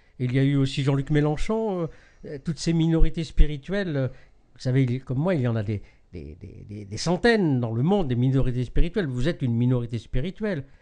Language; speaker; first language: French; native; French